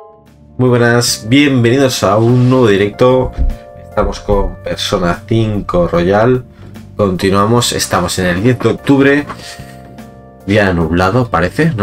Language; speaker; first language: Spanish; native; Spanish